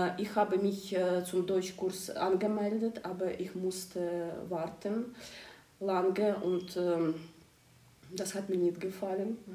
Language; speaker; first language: German; non-native, learner; Ukrainian